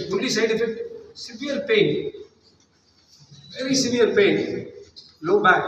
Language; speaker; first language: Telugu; non-native, learner; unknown